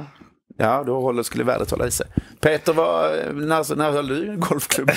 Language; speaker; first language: Swedish; native; Swedish